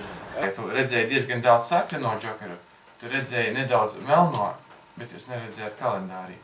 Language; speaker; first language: Latvian; native; Latvian